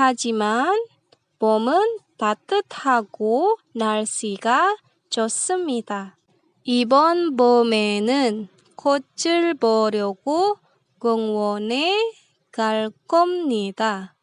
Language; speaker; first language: Korean; non-native, fluent; Indonesian